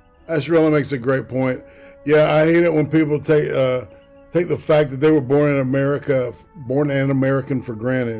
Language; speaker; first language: English; native; English